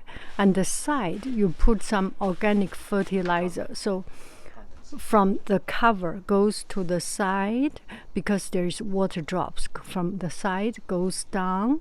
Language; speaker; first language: English; non-native, fluent; Chinese